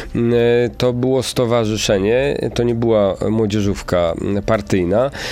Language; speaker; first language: Polish; native; Polish